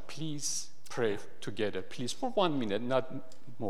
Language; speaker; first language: English; non-native, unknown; Persian